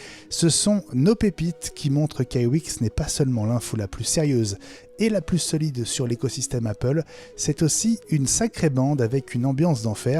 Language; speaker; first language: French; native; French